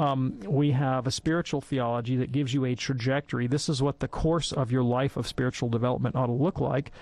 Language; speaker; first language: English; native; English